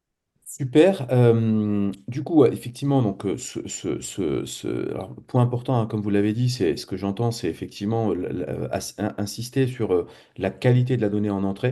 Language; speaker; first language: French; native; French